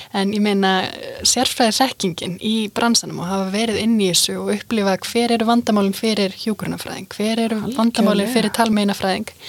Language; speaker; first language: Icelandic; native; Icelandic